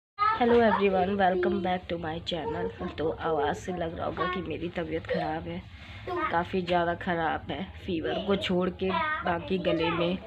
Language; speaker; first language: Hindi; native; Hindi